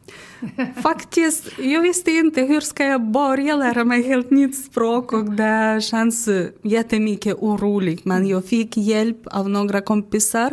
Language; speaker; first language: Swedish; non-native, learner; Ukrainian